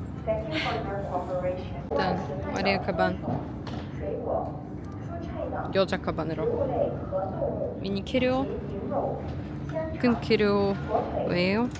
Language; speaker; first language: Korean; non-native, learner; Russian